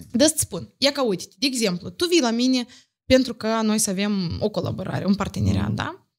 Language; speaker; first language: Romanian; native; Romanian